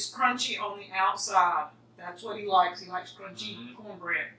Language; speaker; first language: English; native; English